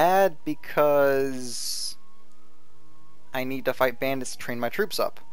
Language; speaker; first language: English; native; English